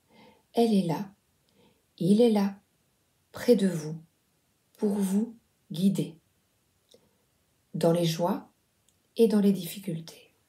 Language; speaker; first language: French; native; French